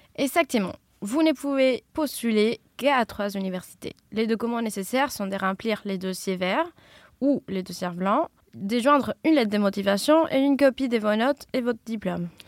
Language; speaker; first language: French; non-native, fluent; Spanish